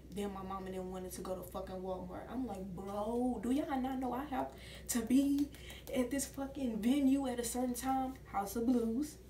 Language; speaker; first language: English; native; English